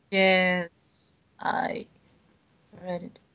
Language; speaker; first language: English; non-native, learner; Bashkir